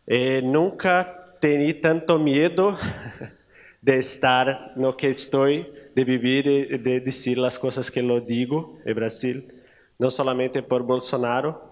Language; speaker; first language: Spanish; non-native, learner; Portuguese